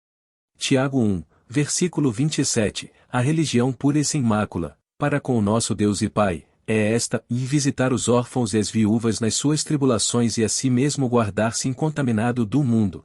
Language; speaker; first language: Portuguese; native; Portuguese